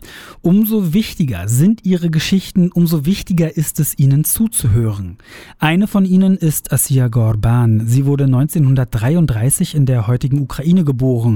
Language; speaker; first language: German; native; German